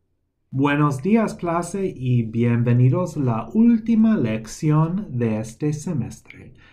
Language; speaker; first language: Spanish; non-native, fluent; English